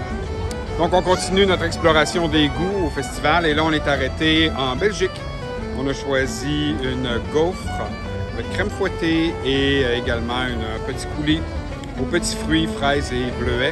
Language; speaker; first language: French; native; French